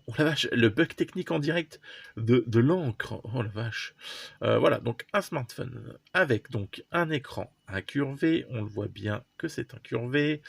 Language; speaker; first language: French; native; French